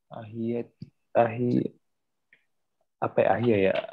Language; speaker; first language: Arabic; non-native, learner; Indonesian